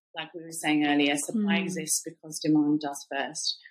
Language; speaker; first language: English; native; English